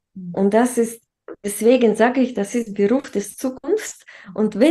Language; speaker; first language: German; non-native, fluent; Russian